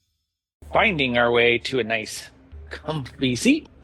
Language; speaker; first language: English; native; English